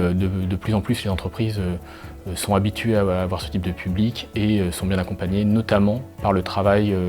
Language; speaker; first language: French; native; French